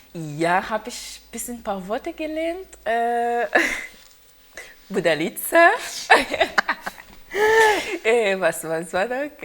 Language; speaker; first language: German; non-native, learner; Haitian Creole